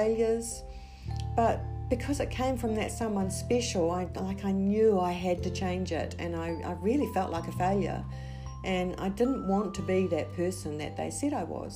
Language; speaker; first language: English; native; English